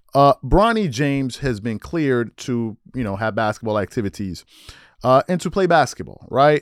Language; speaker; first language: English; native; English